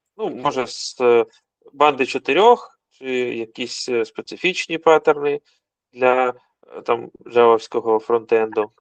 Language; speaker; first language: Ukrainian; non-native, local second language; Russian